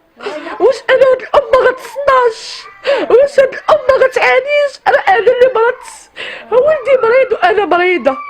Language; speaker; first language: Arabic; native; Arabic